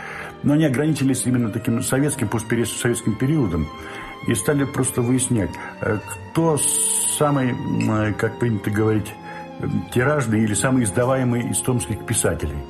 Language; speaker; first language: Russian; native; Russian